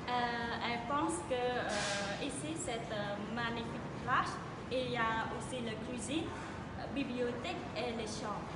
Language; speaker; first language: French; non-native, learner; Khmer